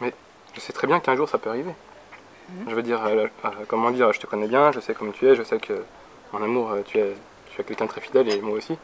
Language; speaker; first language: French; native; French